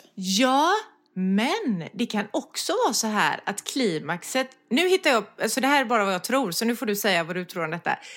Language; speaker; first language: Swedish; native; Swedish